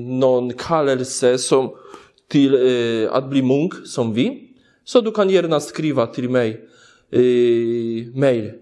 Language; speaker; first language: Swedish; non-native, learner; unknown